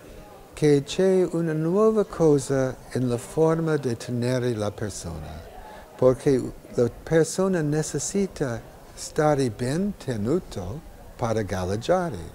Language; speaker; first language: Italian; non-native, learner; English